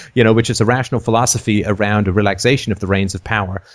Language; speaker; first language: English; native; English